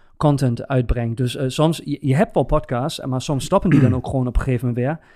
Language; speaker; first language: Dutch; native; Dutch